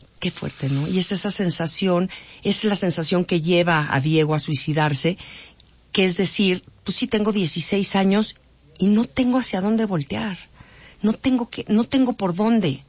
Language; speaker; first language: Spanish; native; Spanish